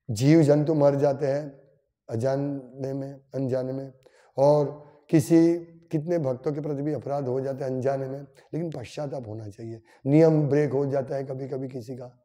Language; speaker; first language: Hindi; non-native, local second language; Gujarati